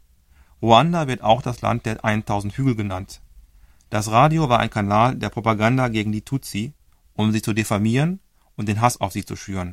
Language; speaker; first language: German; native; German